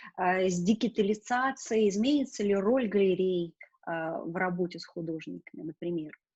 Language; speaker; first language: Russian; native; Russian